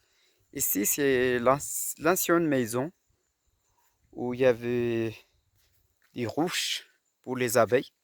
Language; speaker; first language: French; non-native, fluent; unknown